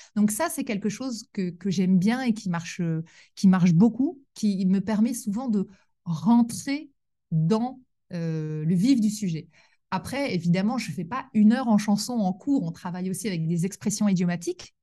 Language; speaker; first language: French; native; French